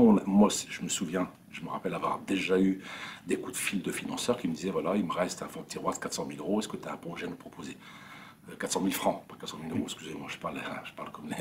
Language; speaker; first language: French; native; French